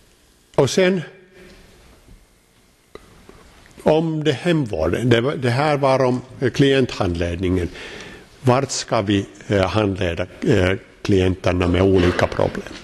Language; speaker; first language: Swedish; non-native, local second language; Finnish